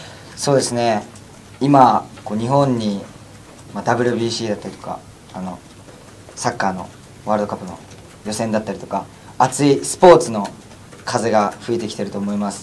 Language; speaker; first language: Japanese; native; Japanese